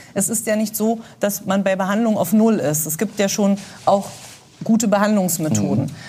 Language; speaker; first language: German; native; German